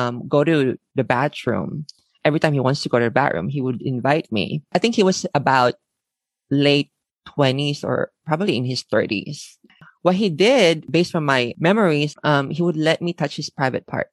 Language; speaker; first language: English; non-native, local second language; Filipino